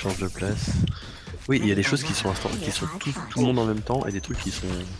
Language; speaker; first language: French; native; French